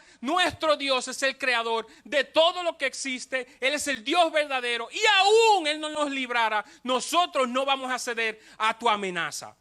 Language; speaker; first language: Spanish; native; Spanish